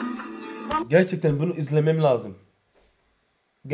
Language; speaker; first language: Turkish; non-native, learner; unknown